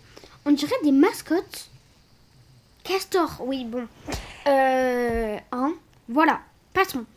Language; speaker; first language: French; native; French